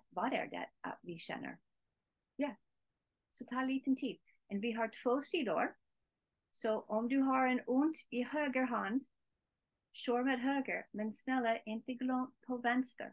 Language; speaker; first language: Swedish; non-native, learner; English